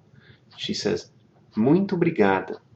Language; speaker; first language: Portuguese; non-native, fluent; English